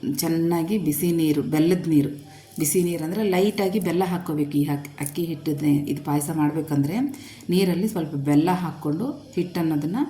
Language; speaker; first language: Kannada; non-native, local second language; Telugu